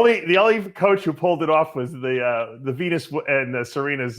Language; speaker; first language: English; native; English